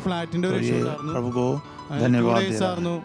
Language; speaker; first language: Hindi; native; Hindi